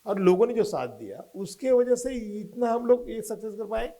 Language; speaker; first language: Hindi; non-native, local second language; Marathi